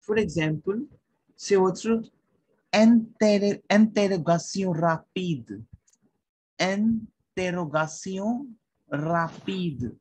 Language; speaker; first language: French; non-native, fluent; Hindi